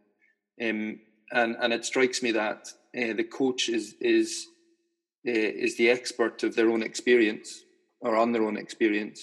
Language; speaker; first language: English; native; English